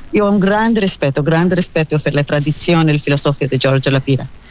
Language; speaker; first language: Italian; non-native, learner; Hebrew